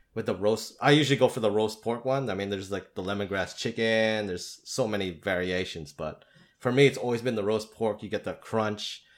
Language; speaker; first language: English; native; English